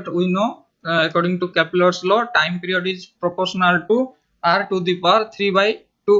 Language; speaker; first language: English; non-native, local second language; Hindi